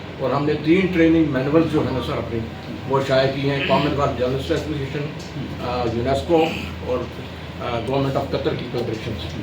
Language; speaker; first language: Urdu; non-native, local second language; Saraiki